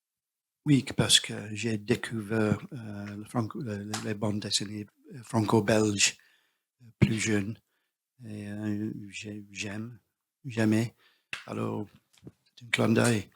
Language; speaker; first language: French; non-native, learner; English